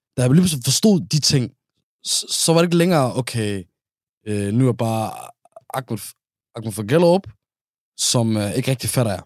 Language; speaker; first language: Danish; early bilingual, other home language; Somali